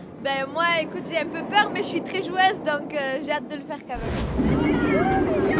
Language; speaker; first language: French; native; French